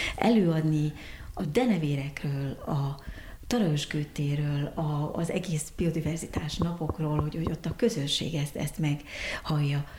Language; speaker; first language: Hungarian; early bilingual, heritage; Hungarian